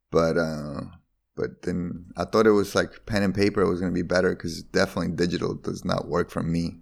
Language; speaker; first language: English; non-native, fluent; Spanish